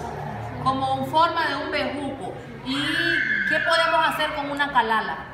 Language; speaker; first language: Spanish; native; Spanish